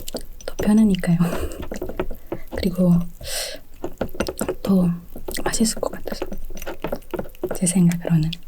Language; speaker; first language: Korean; non-native, fluent; Indonesian